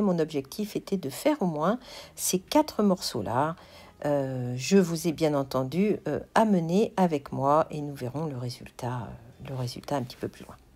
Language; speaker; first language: French; native; French